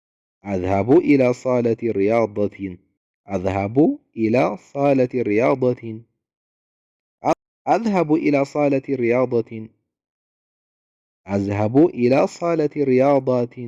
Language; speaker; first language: Arabic; non-native, fluent; Amharic